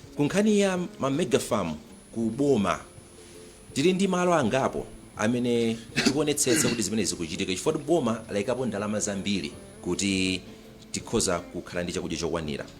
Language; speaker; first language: Nyanja; native; Nyanja